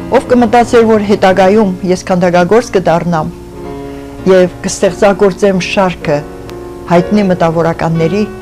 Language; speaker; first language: Armenian; early bilingual, other home language; French